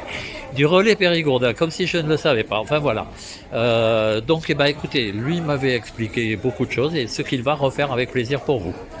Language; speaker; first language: French; native; French